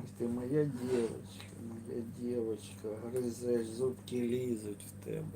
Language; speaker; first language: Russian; native; Russian